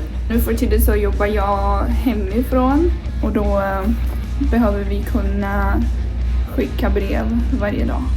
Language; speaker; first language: Swedish; non-native, fluent; Portuguese